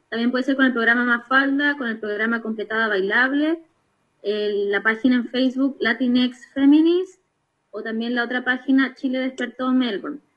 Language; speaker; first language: Spanish; native; Spanish